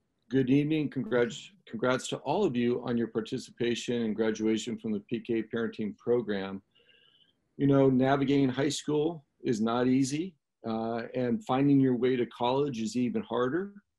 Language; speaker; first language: English; native; English